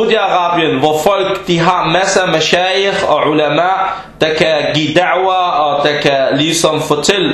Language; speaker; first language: Danish; non-native, fluent; Arabic